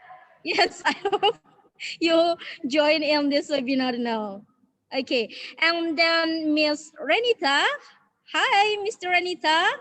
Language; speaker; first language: English; non-native, learner; Indonesian